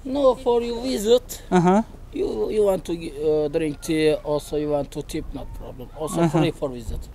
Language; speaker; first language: English; non-native, learner; Arabic